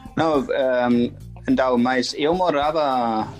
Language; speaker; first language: Portuguese; non-native, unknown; German